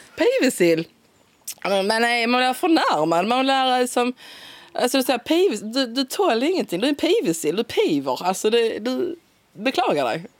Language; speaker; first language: Swedish; native; Swedish